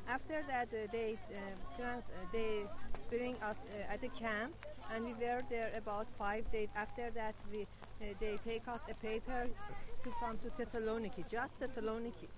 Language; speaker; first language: English; non-native, learner; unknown